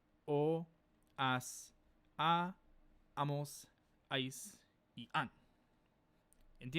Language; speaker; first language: Spanish; non-native, fluent; English